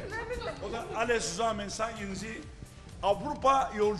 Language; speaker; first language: German; non-native, learner; Turkish